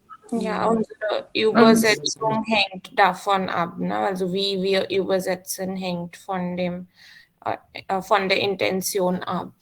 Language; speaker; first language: German; non-native, fluent; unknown